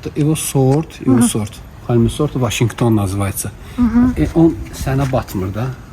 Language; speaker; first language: Russian; non-native, local second language; Azerbaijani